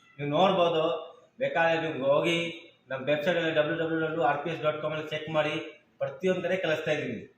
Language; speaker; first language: Kannada; non-native, fluent; Hindi